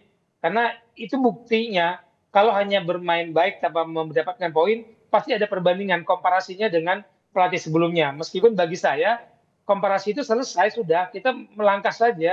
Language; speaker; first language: Indonesian; native; Indonesian